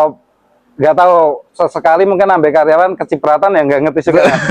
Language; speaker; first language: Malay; non-native, local second language; Javanese